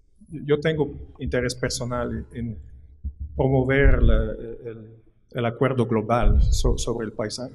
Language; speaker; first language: Spanish; non-native, fluent; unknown